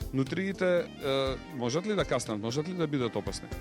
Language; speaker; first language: Macedonian; native; Macedonian